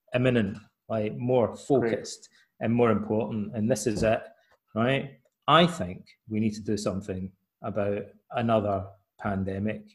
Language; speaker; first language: English; native; English